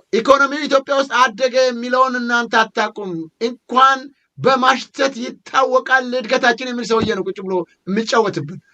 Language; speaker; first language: Amharic; native; Amharic